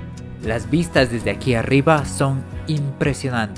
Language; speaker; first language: Spanish; native; Spanish